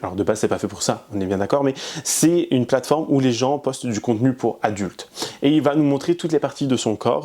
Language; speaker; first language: French; native; French